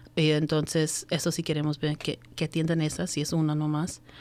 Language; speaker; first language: Spanish; early bilingual, heritage; Spanish